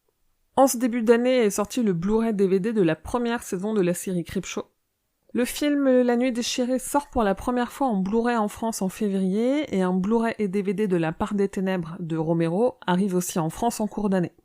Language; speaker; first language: French; native; French